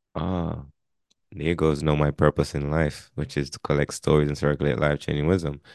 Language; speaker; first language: English; non-native, local second language; Jamaican Creole English